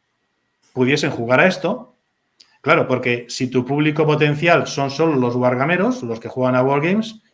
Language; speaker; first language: Spanish; native; Spanish